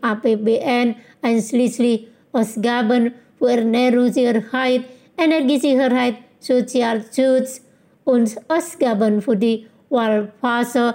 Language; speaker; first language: German; non-native, fluent; Indonesian